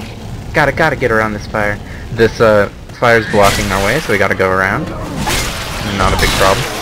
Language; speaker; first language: English; native; English